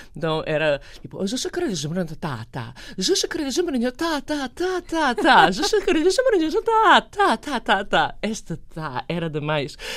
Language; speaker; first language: Portuguese; non-native, fluent; Serbian